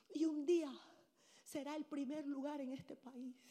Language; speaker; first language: Spanish; native; Spanish